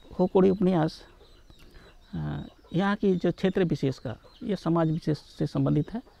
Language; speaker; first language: Hindi; non-native, local second language; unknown